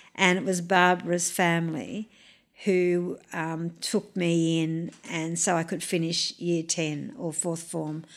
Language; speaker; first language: English; native; English